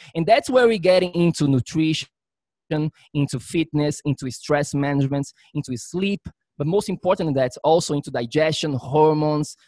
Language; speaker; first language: English; non-native, fluent; Portuguese